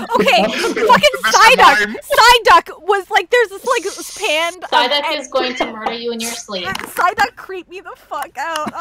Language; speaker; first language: English; native; English